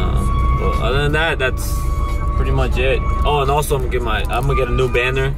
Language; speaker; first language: English; native; English